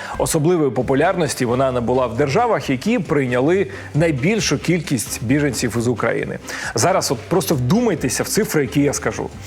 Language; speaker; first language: Ukrainian; native; Ukrainian